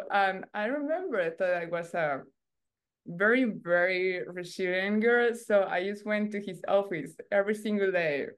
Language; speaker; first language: English; non-native, learner; Spanish